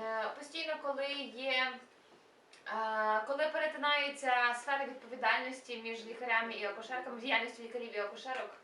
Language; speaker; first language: Ukrainian; native; Ukrainian